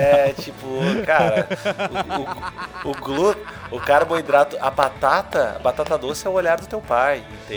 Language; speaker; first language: Portuguese; native; Portuguese